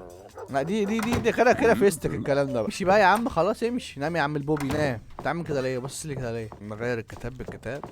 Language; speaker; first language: Arabic; native; Arabic